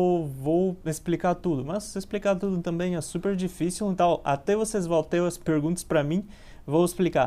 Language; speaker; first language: Portuguese; non-native, learner; Russian